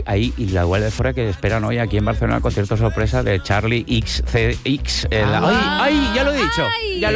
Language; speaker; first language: Spanish; native; Spanish